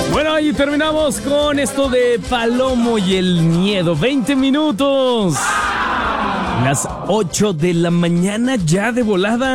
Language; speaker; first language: Spanish; native; Spanish